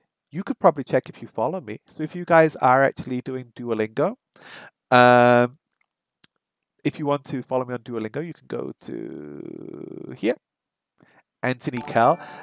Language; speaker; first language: English; native; English